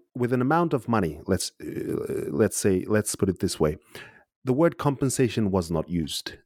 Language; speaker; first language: English; non-native, fluent; Uzbek